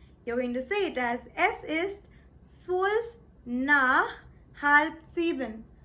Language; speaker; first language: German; non-native, fluent; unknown